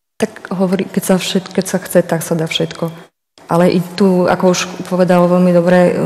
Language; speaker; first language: Slovak; native; Slovak